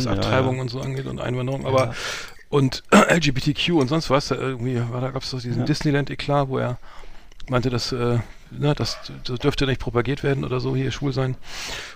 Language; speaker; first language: German; native; German